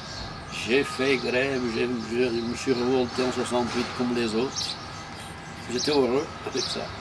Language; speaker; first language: French; non-native, fluent; Portuguese